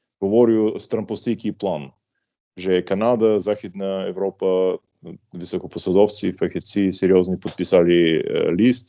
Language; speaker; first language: Ukrainian; non-native, fluent; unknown